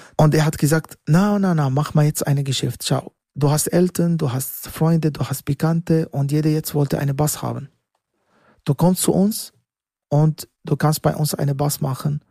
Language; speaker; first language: German; non-native, learner; Arabic